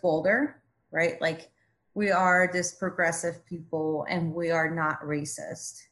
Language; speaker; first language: English; non-native, fluent; Spanish